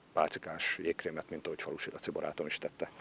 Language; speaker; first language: Hungarian; native; Hungarian